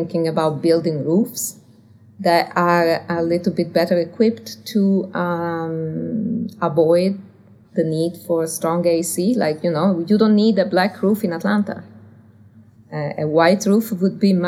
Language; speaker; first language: English; non-native, fluent; Italian